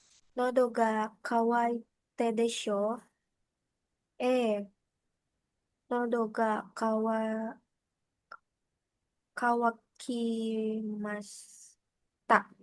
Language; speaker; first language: Japanese; non-native, learner; Indonesian